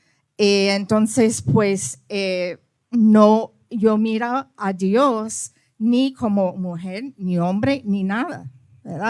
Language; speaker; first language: Spanish; early bilingual, heritage; Spanish